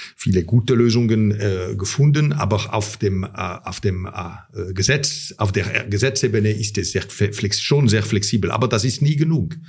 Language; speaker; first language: German; non-native, local second language; French